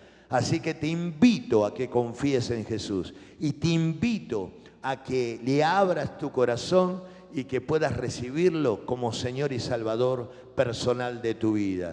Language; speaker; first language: Spanish; native; Spanish